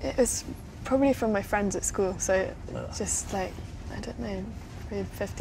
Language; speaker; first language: English; native; English